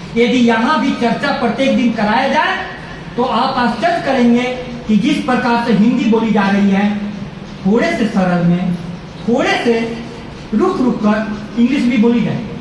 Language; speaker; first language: Hindi; non-native, local second language; Bhojpuri